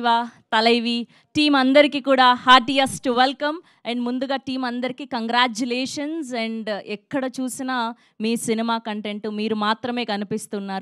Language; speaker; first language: Telugu; native; Telugu